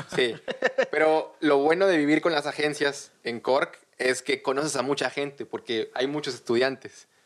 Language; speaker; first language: Spanish; native; Spanish